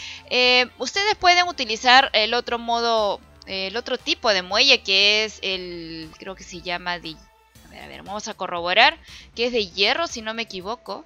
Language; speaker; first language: Spanish; native; Spanish